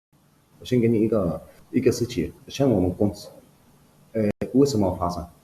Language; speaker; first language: Chinese; non-native, fluent; Arabic